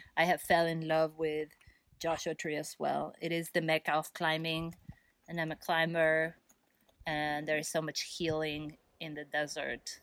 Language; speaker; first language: English; non-native, fluent; Spanish